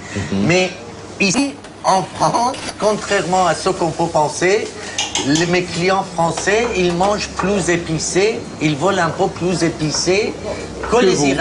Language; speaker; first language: French; non-native, fluent; Persian